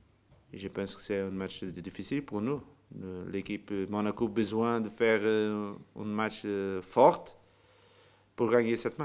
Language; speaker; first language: French; non-native, learner; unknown